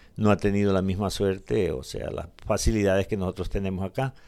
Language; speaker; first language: Spanish; native; Spanish